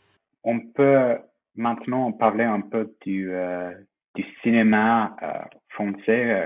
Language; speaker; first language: French; non-native, fluent; English